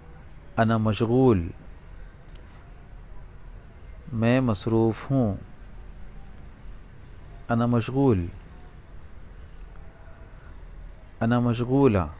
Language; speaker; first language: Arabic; non-native, fluent; Urdu